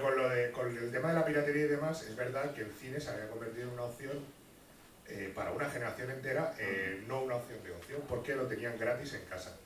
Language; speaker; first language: Spanish; native; Spanish